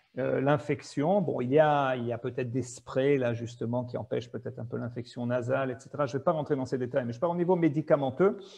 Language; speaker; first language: French; native; French